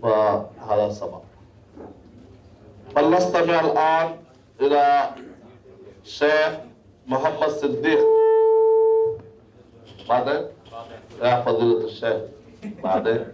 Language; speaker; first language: Arabic; non-native, learner; Urdu